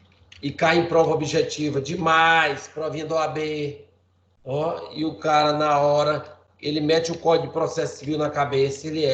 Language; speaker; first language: Portuguese; native; Portuguese